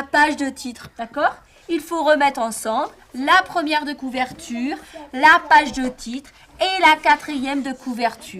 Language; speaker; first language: French; native; French